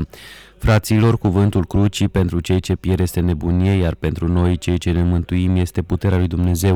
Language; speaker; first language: Romanian; native; Romanian